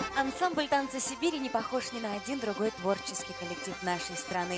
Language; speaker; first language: Russian; native; Russian